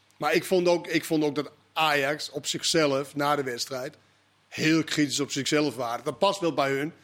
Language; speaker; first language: Dutch; native; Dutch